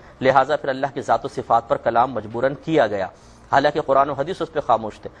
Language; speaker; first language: Urdu; native; Urdu